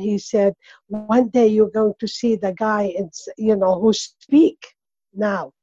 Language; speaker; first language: English; non-native, learner; Arabic